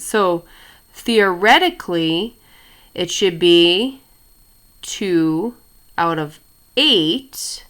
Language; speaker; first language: English; native; English